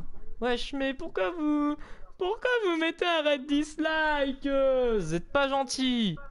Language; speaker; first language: French; native; French